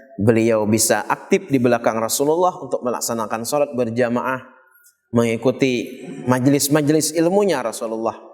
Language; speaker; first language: Indonesian; non-native, local second language; Banjar